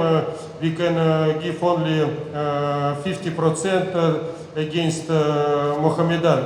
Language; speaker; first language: English; non-native, learner; Russian